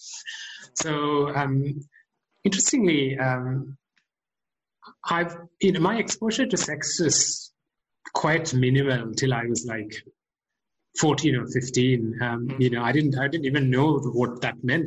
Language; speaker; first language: English; non-native, local second language; Malayalam